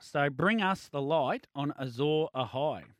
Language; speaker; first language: English; native; English